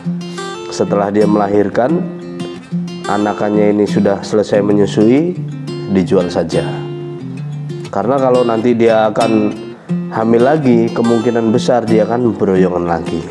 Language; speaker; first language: Indonesian; non-native, local second language; Javanese